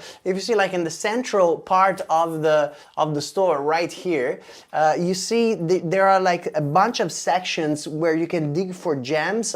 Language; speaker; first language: English; non-native, fluent; Italian